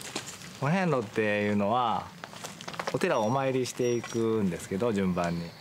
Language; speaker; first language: Japanese; native; Japanese